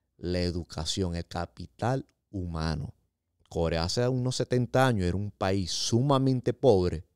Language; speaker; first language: Spanish; native; Spanish